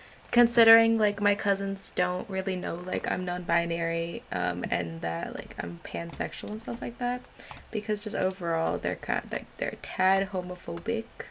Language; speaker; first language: English; early bilingual, other home language; Spanish